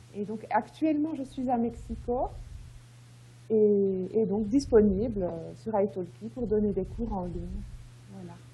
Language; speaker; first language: French; native; French